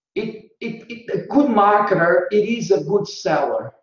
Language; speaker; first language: English; non-native, fluent; Portuguese